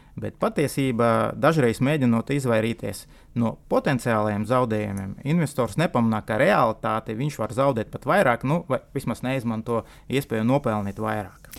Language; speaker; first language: Latvian; non-native, local second language; Russian